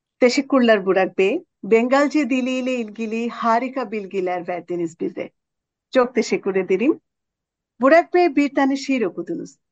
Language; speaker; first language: Turkish; non-native, fluent; Bangla